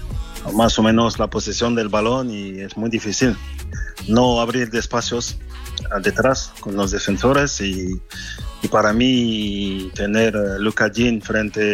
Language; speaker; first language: Spanish; non-native, fluent; French